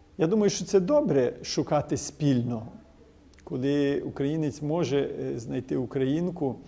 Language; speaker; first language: Ukrainian; early bilingual, heritage; Ukrainian